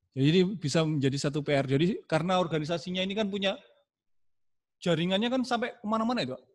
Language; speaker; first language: Indonesian; non-native, local second language; Javanese